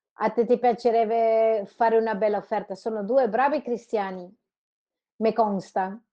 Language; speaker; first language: Italian; non-native, fluent; Spanish